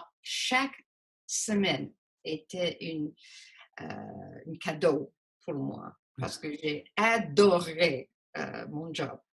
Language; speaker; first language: French; non-native, local second language; English